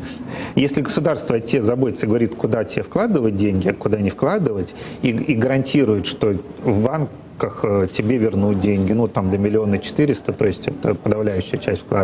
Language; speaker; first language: Russian; native; Russian